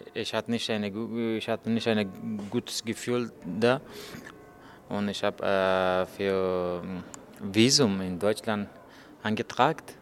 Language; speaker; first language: German; non-native, learner; Persian